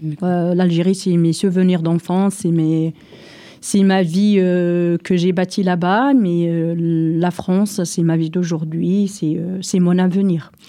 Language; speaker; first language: French; non-native, local second language; Arabic